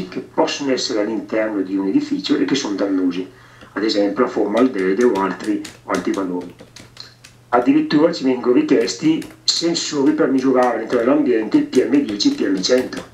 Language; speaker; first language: Italian; native; Italian